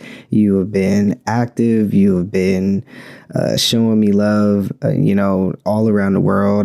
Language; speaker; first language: English; native; English